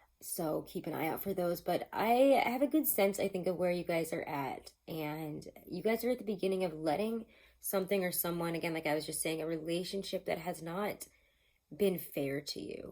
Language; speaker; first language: English; native; English